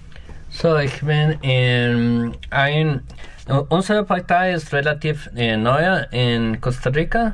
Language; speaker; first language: German; non-native, learner; Spanish